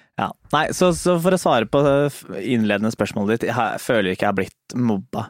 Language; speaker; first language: Norwegian; native; Norwegian